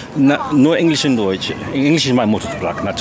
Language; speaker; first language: German; non-native, learner; English